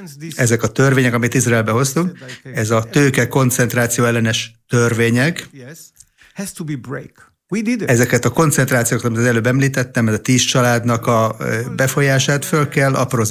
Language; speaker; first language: Hungarian; non-native, fluent; Hebrew